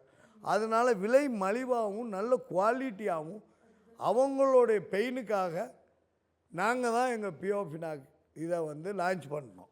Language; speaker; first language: Tamil; native; Tamil